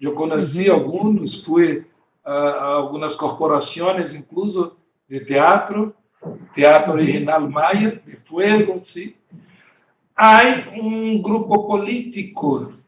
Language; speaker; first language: Spanish; non-native, learner; Portuguese